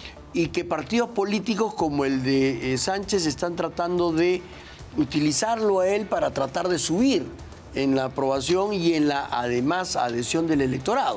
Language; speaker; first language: Spanish; native; Spanish